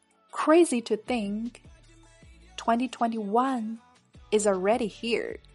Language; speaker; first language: English; non-native, fluent; Chinese